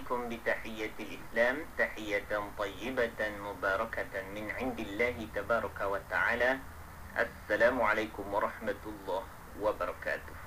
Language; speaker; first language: Arabic; non-native, fluent; Malay